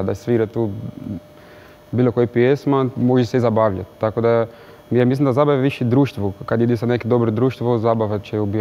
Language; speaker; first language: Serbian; non-native, learner; Portuguese